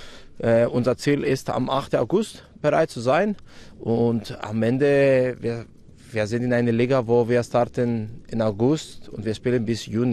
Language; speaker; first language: German; non-native, fluent; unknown